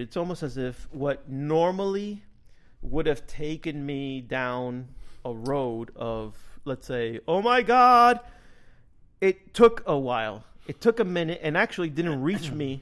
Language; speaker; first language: English; native; English